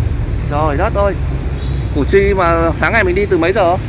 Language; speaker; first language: Vietnamese; native; Vietnamese